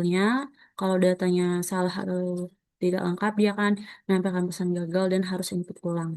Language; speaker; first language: Indonesian; native; Indonesian